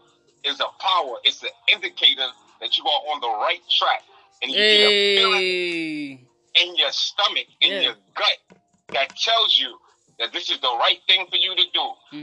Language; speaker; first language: English; native; English